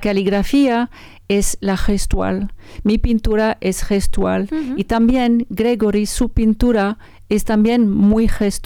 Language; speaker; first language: Spanish; non-native, learner; French